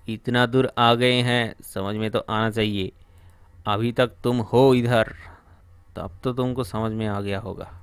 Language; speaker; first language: Hindi; non-native, local second language; Bangla